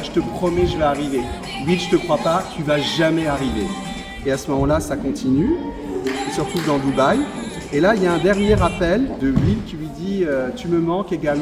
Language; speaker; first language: French; native; French